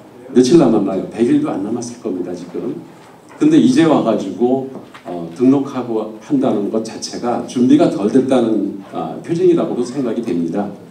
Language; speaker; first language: Korean; native; Korean